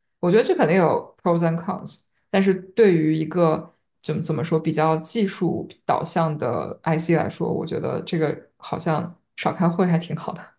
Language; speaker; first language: Chinese; native; Chinese